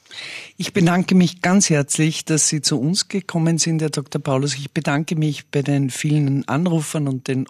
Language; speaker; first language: German; native; German